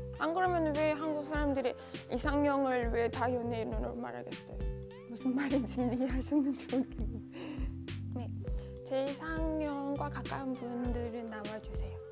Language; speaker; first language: Korean; non-native, fluent; Turkish